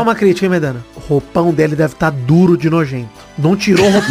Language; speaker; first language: Portuguese; native; Portuguese